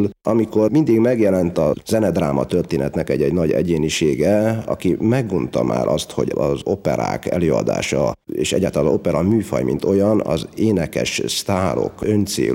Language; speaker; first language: Hungarian; native; Hungarian